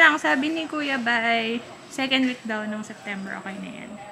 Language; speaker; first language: Filipino; native; Filipino